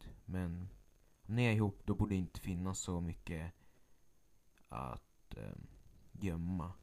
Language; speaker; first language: Swedish; early bilingual, other home language; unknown